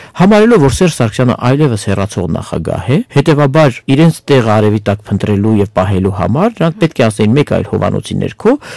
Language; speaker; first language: Armenian; native; Armenian